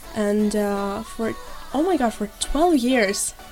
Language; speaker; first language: English; non-native, fluent; Ukrainian